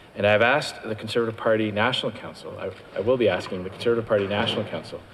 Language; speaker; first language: English; native; English